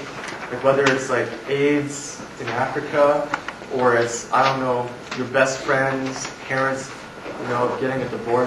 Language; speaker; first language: English; native; English